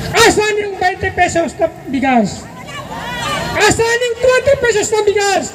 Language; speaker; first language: Filipino; non-native, local second language; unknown